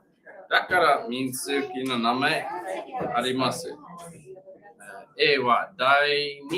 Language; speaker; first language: Japanese; non-native, learner; English